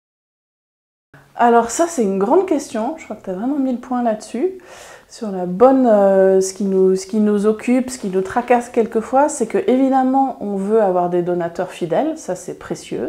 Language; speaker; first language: French; native; French